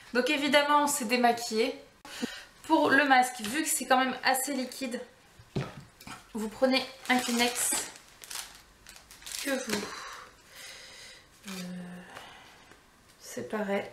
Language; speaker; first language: French; native; French